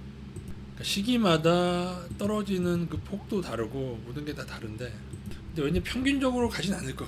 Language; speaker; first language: Korean; native; Korean